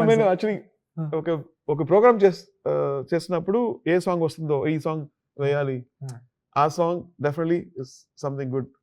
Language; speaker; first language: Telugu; non-native, learner; Tamil